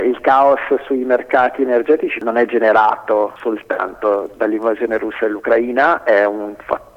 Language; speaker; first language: Italian; native; Italian